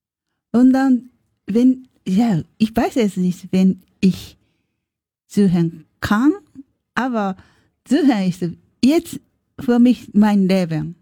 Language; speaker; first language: German; non-native, learner; Japanese